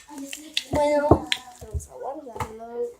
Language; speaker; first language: Spanish; native; Spanish